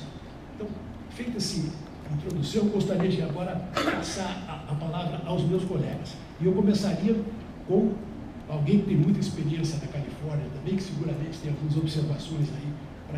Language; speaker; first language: Portuguese; native; Portuguese